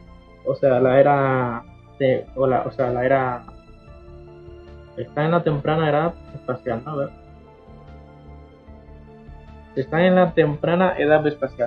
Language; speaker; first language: Spanish; native; Spanish